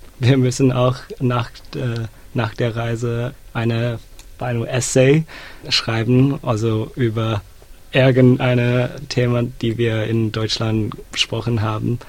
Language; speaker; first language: German; non-native, fluent; Chinese